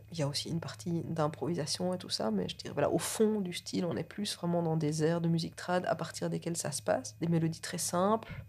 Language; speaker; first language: French; native; French